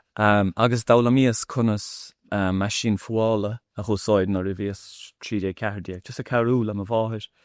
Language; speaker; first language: Irish; non-native, local second language; English